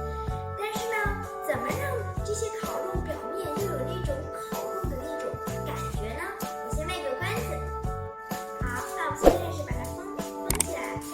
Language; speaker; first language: Chinese; early bilingual, heritage; Chinese